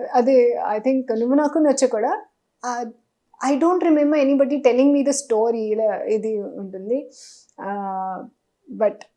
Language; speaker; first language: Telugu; non-native, learner; Hindi